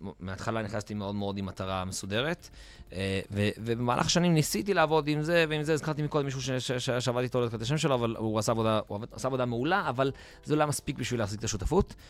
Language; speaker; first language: Hebrew; native; Hebrew